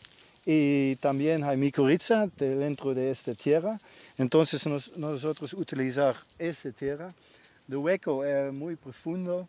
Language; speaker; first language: Spanish; non-native, learner; Dutch